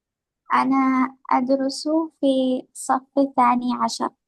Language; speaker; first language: Arabic; non-native, learner; Urdu